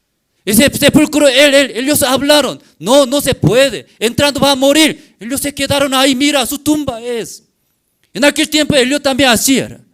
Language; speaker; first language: Spanish; non-native, learner; Korean